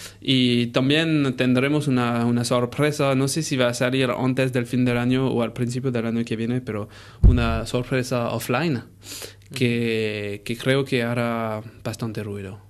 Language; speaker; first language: Spanish; non-native, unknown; French